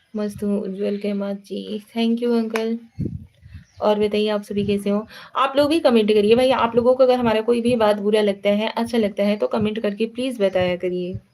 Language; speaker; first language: Hindi; native; Hindi